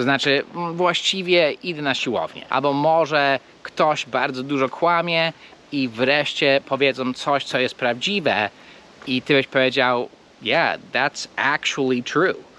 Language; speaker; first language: Polish; non-native, fluent; English